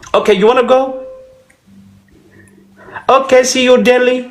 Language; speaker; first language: English; non-native, learner; Oromo